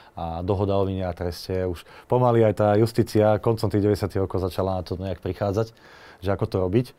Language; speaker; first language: Slovak; native; Slovak